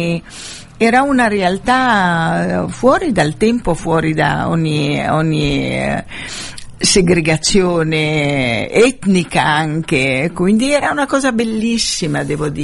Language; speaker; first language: Italian; non-native, fluent; Arabic